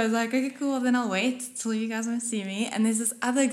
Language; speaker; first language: English; non-native, local second language; Afrikaans